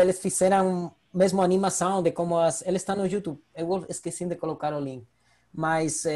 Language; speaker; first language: Portuguese; non-native, fluent; Spanish